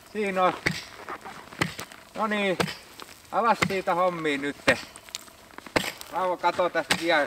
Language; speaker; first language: Finnish; native; Finnish